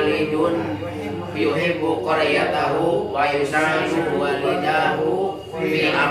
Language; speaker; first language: Arabic; non-native, learner; Indonesian